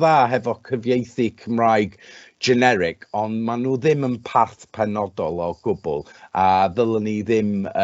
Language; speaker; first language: Welsh; non-native, local second language; English